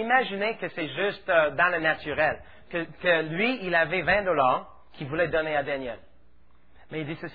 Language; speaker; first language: French; native; French